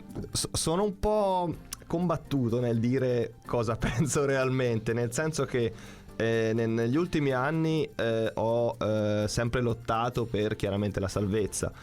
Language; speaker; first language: Italian; native; Italian